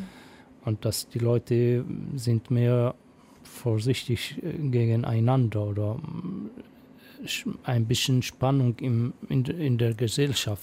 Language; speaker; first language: German; non-native, fluent; Arabic